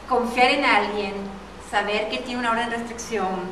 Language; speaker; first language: Spanish; native; Spanish